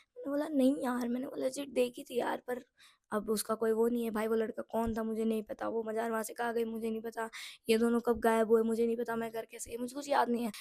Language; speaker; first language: Hindi; non-native, local second language; Nepali